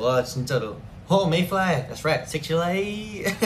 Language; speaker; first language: English; early bilingual, other home language; Korean